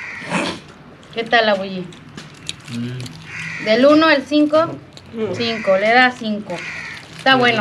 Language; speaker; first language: Spanish; native; Spanish